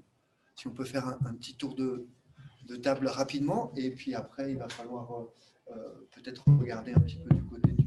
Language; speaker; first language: French; native; French